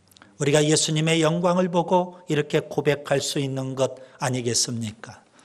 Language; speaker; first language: Korean; native; Korean